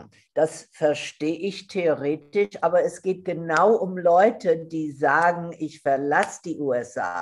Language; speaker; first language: German; non-native, fluent; English